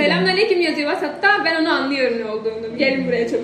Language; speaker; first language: Turkish; non-native, fluent; Indonesian